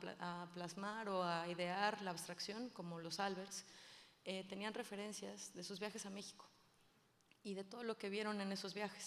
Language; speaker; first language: Spanish; native; Spanish